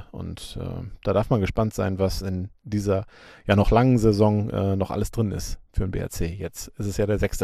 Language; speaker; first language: German; native; German